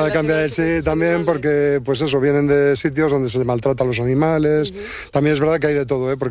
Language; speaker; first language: Spanish; native; Spanish